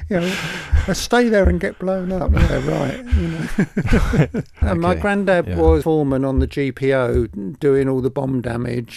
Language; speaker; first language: English; native; English